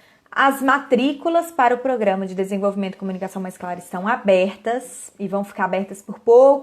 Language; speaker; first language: Portuguese; native; Portuguese